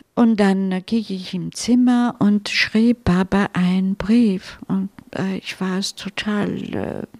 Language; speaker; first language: German; non-native, fluent; Italian